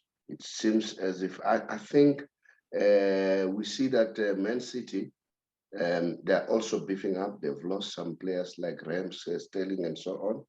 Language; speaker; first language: English; non-native, local second language; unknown